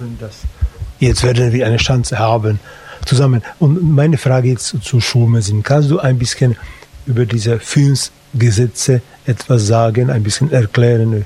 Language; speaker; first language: German; non-native, fluent; Slovak